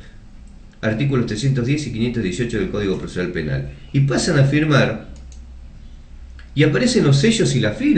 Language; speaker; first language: Spanish; native; Spanish